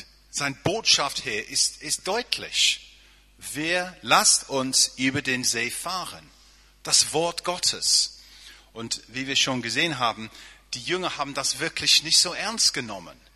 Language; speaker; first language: German; non-native, fluent; English